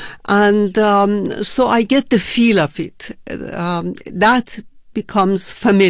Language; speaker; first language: English; non-native, fluent; Persian